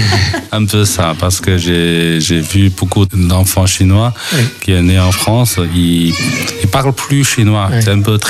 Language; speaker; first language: French; non-native, learner; Chinese